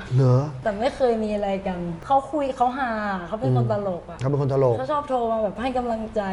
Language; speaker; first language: Thai; native; Thai